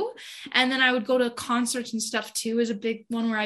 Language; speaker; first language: English; native; English